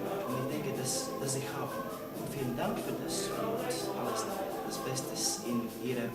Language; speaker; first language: German; non-native, fluent; Latvian